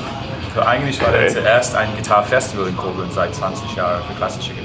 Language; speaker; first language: German; non-native, fluent; English